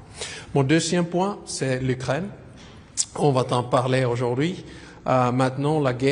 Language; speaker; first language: French; non-native, fluent; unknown